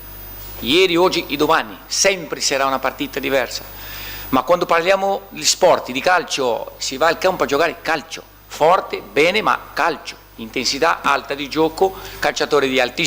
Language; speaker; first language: Italian; non-native, fluent; Portuguese